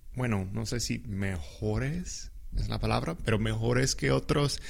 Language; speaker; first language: Spanish; non-native, fluent; English